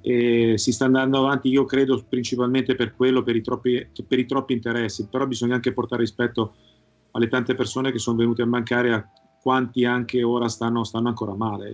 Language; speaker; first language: Italian; native; Italian